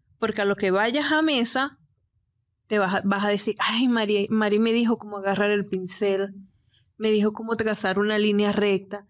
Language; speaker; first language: Spanish; native; Spanish